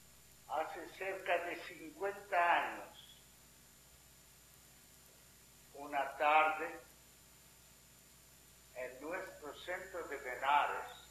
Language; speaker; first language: Spanish; non-native, fluent; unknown